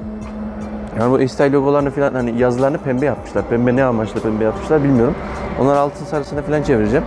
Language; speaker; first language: Turkish; native; Turkish